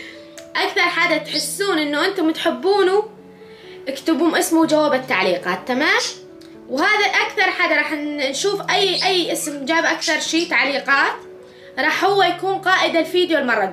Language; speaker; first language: Arabic; native; Arabic